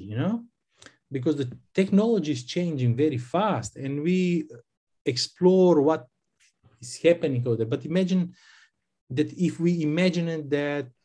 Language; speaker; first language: English; non-native, fluent; Macedonian